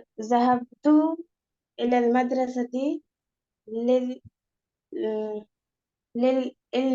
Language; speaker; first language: Arabic; non-native, learner; Urdu